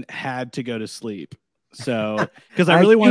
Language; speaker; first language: English; native; English